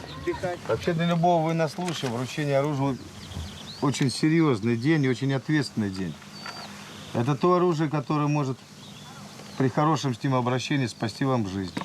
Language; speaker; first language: Russian; native; Russian